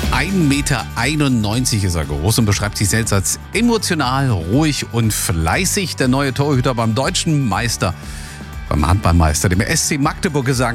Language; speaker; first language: German; native; German